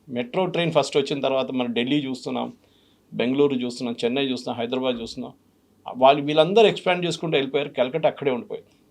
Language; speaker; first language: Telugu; non-native, fluent; Malayalam